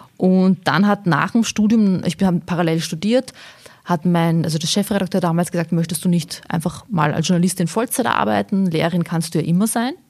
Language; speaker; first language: German; early bilingual, other home language; Bosnian